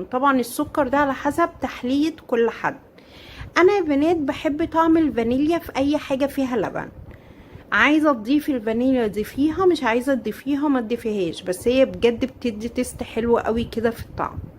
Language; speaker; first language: Arabic; native; Arabic